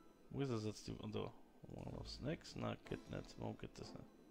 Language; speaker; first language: German; native; German